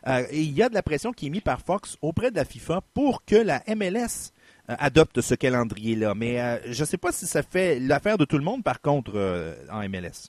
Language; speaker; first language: French; native; French